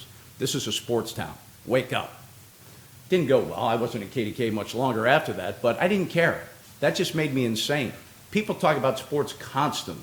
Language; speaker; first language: English; native; English